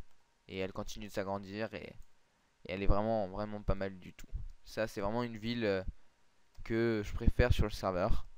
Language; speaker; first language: French; native; French